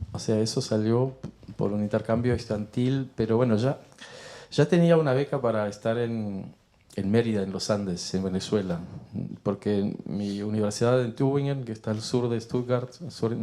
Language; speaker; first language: Spanish; non-native, fluent; German